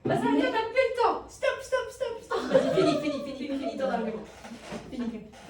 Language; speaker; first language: French; native; French